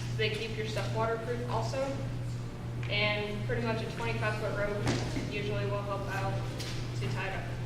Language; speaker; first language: English; native; English